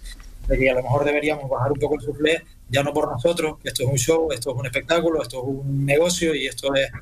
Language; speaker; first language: Spanish; native; Spanish